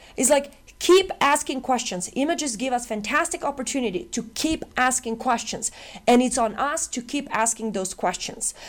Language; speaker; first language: English; non-native, fluent; Macedonian